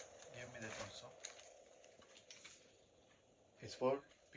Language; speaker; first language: English; non-native, learner; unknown